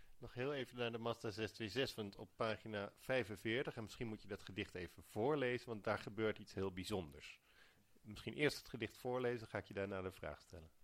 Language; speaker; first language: Dutch; native; Dutch